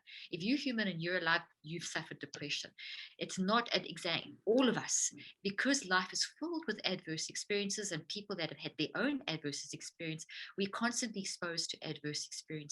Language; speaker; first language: English; native; English